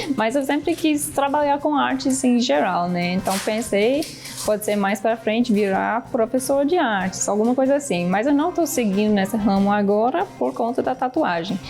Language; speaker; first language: Portuguese; non-native, fluent; English